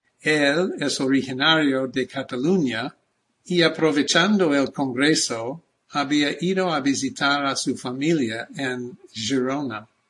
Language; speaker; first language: Spanish; non-native, fluent; English